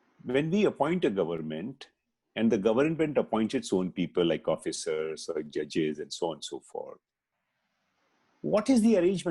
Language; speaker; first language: English; non-native, local second language; Hindi